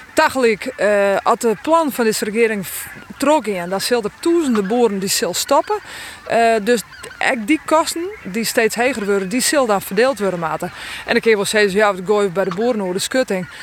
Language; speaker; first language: Dutch; non-native, local second language; Western Frisian